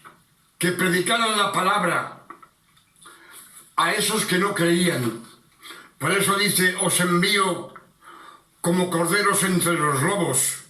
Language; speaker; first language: Spanish; non-native, fluent; French